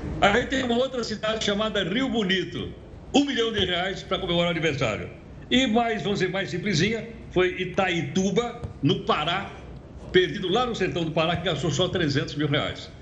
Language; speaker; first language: Portuguese; native; Portuguese